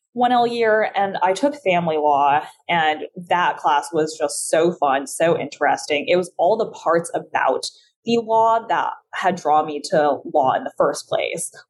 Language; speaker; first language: English; early bilingual, other home language; Chinese